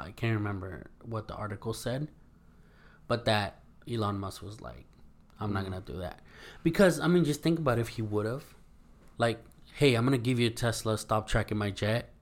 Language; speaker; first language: English; early bilingual, other home language; Spanish